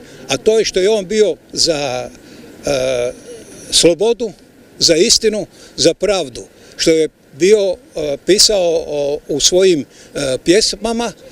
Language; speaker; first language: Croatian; early bilingual, other home language; Ukrainian